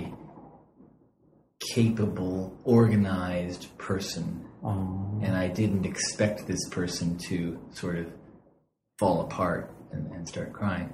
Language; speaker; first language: English; native; English